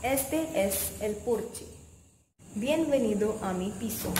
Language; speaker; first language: Spanish; non-native, learner; Hindi